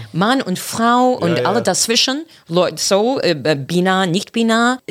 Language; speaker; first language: German; non-native, fluent; English